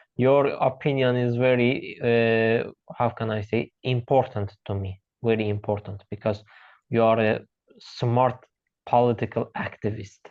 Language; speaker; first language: English; non-native, learner; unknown